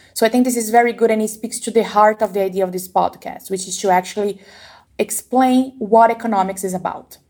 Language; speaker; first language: English; non-native, fluent; Portuguese